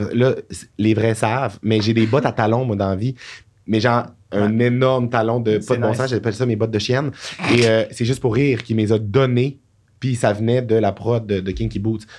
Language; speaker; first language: French; native; French